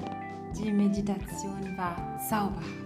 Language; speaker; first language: German; non-native, learner; Arabic